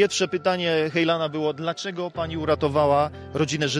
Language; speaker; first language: Polish; native; Polish